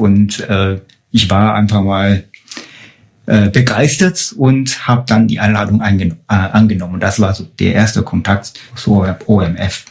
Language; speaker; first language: German; non-native, fluent; Chinese